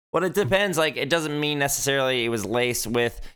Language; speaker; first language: English; native; English